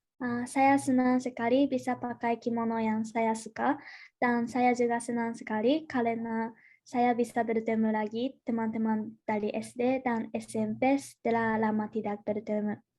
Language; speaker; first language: Indonesian; non-native, learner; Japanese